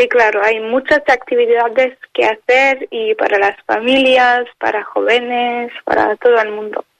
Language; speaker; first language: Spanish; non-native, fluent; French